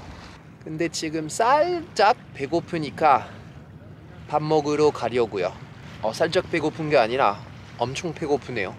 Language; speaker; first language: Korean; non-native, fluent; French